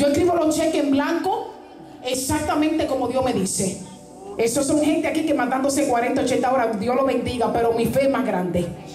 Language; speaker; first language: Spanish; early bilingual, heritage; Spanish